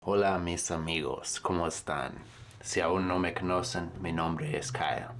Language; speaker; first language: Spanish; non-native, fluent; English